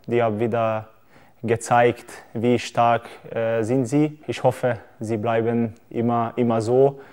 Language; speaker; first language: German; non-native, learner; Hungarian